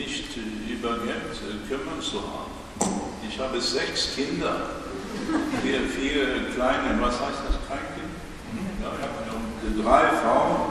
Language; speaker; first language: German; non-native, learner; Swedish